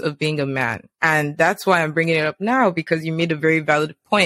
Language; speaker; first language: English; non-native, local second language; Yoruba